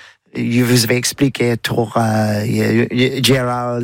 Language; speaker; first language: French; non-native, learner; English